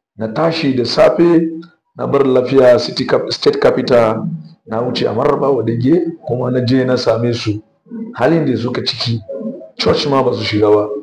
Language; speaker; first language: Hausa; non-native, local second language; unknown